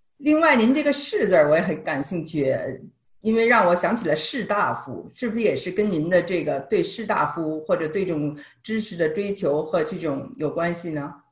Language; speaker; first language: Chinese; native; Chinese